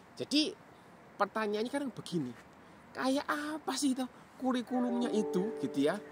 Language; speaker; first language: Indonesian; native; Indonesian